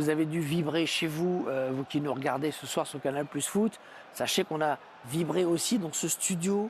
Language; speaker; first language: French; native; French